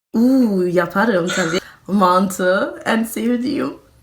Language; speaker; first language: Turkish; non-native, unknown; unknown